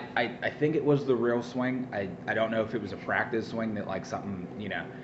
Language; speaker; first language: English; native; English